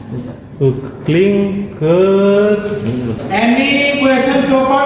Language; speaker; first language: English; non-native, fluent; Indonesian